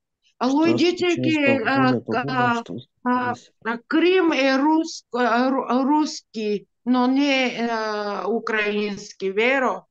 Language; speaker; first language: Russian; non-native, learner; Italian